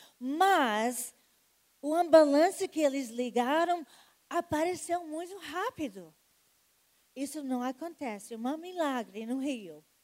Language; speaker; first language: Portuguese; non-native, fluent; English